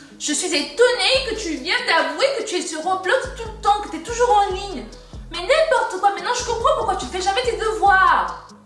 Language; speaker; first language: French; non-native, fluent; English